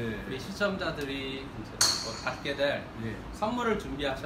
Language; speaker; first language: Korean; native; Korean